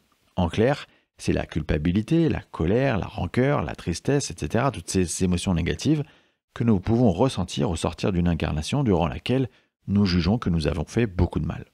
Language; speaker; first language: French; native; French